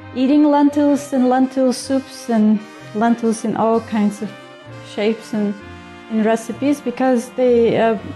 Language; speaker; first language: English; non-native, fluent; Bulgarian